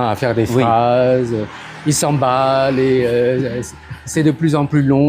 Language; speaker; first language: French; non-native, fluent; Khmer